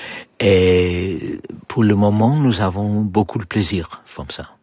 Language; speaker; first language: French; non-native, learner; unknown